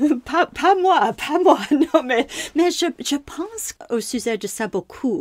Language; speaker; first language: French; non-native, local second language; English